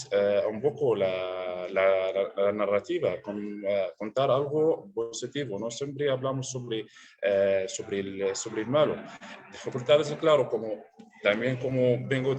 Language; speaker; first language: Spanish; non-native, learner; Arabic